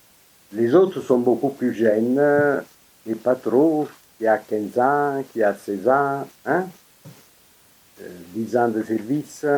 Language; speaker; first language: French; non-native, fluent; Italian